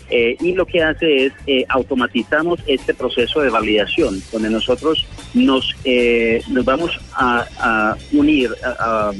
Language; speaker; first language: Spanish; early bilingual, heritage; Spanish